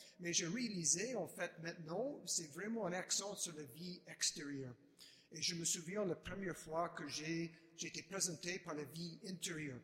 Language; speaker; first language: French; non-native, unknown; English